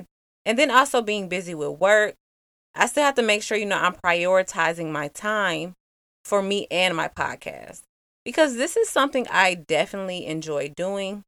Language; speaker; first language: English; native; English